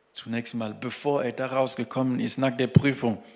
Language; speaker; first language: German; non-native, fluent; French